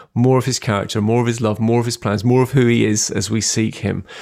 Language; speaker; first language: English; native; English